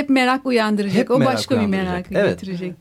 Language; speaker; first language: Turkish; native; Turkish